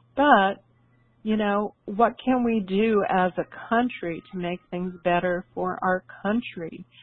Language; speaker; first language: English; native; English